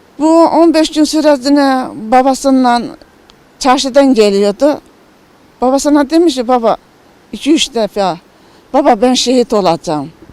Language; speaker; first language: Turkish; native; Turkish